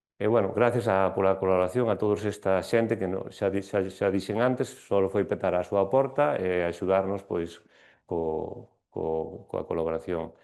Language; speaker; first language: Galician; non-native, local second language; Spanish